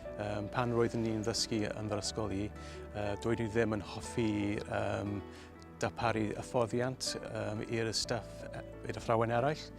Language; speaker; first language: Welsh; non-native, local second language; English